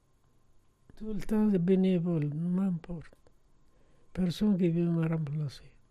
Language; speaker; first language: French; non-native, fluent; Arabic